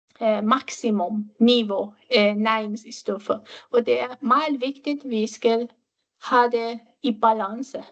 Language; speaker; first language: Danish; non-native, fluent; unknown